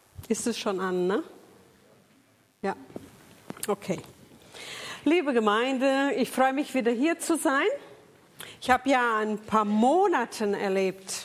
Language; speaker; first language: German; non-native, fluent; Portuguese